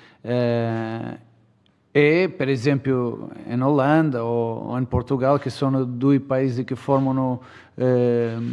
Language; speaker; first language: Italian; non-native, fluent; Portuguese